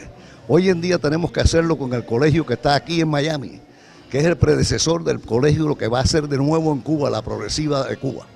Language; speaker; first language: Spanish; native; Spanish